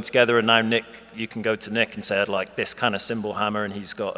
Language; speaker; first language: English; native; English